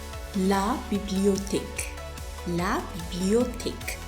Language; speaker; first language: French; non-native, fluent; Amharic